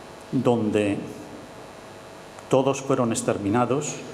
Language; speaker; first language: Spanish; native; Spanish